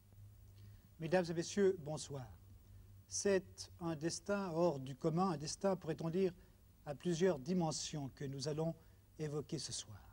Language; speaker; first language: French; native; French